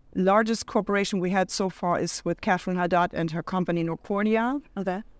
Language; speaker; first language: English; non-native, fluent; German